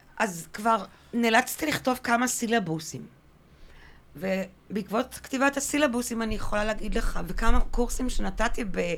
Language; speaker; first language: Hebrew; early bilingual, other home language; French